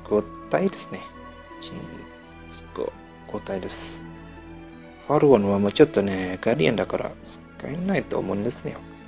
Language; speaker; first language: Japanese; non-native, learner; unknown